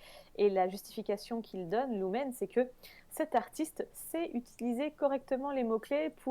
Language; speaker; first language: French; native; French